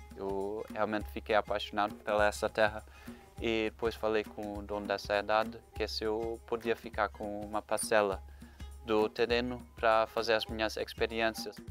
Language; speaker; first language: Portuguese; non-native, fluent; German